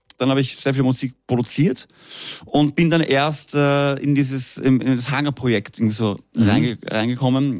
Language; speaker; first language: German; native; German